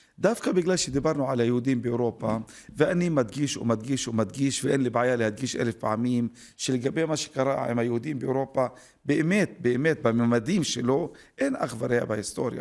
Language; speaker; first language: Hebrew; non-native, local second language; Arabic